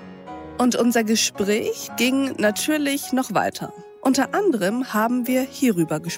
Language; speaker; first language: German; native; German